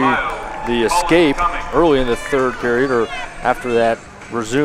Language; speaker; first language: English; native; English